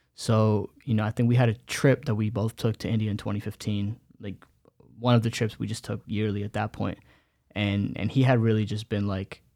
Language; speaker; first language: English; early bilingual, other home language; Bangla